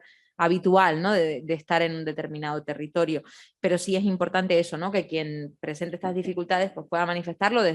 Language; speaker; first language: Spanish; native; Spanish